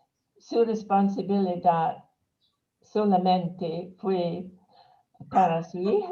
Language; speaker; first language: Spanish; non-native, fluent; English